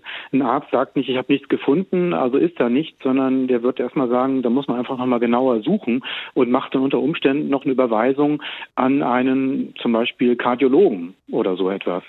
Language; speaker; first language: German; native; German